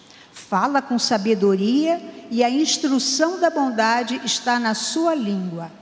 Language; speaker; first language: Portuguese; native; Portuguese